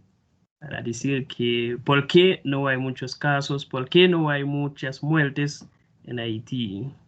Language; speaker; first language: Spanish; non-native, fluent; Haitian Creole